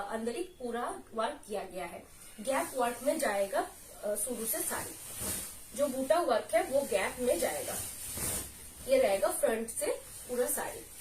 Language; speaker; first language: Hindi; non-native, local second language; Bangla